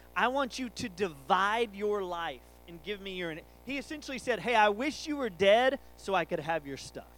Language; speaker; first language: English; native; English